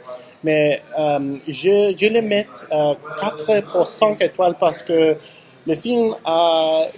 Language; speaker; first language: French; non-native, learner; English